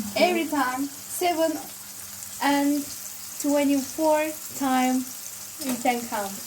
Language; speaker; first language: English; non-native, learner; Turkish